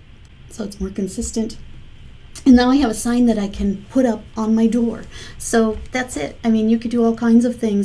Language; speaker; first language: English; native; English